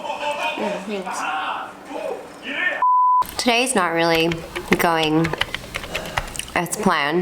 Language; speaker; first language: English; native; English